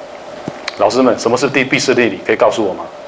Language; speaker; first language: Chinese; native; Chinese